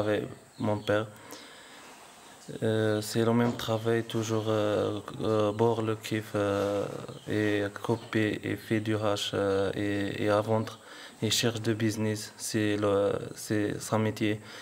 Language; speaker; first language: French; non-native, local second language; Arabic